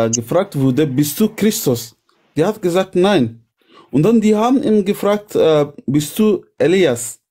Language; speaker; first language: German; non-native, fluent; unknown